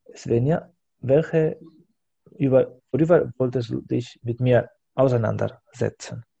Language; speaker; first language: German; non-native, fluent; Spanish